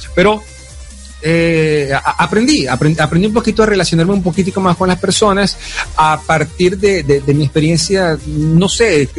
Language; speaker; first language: Spanish; native; Spanish